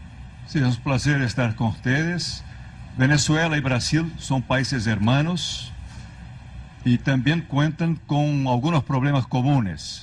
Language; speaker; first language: Spanish; non-native, fluent; Portuguese